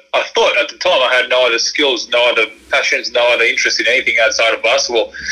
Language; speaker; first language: English; early bilingual, other home language; Croatian